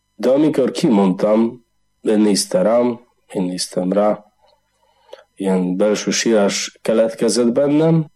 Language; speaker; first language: Hungarian; non-native, learner; Polish